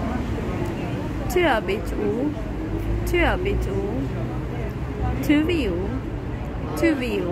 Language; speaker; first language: French; non-native, learner; Hungarian